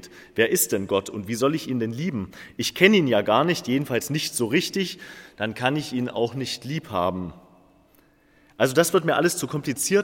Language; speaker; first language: German; native; German